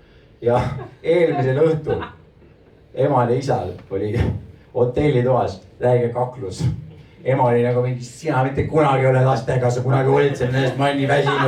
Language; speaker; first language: Estonian; native; Estonian